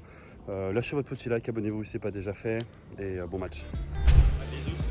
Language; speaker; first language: French; native; French